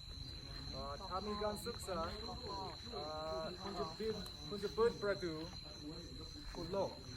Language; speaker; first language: Thai; non-native, learner; English